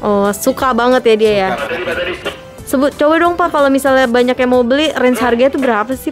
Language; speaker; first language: Indonesian; native; Indonesian